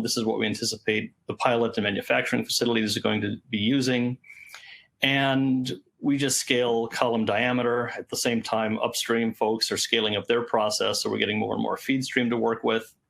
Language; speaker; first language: English; native; English